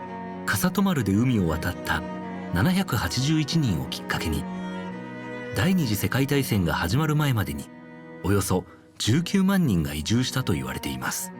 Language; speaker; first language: Japanese; native; Japanese